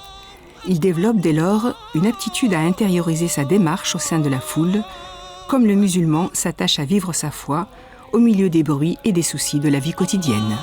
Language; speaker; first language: French; native; French